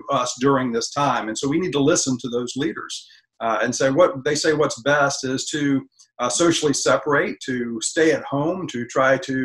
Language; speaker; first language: English; native; English